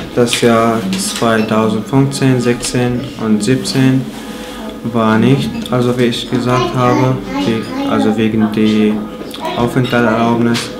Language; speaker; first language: German; non-native, fluent; Arabic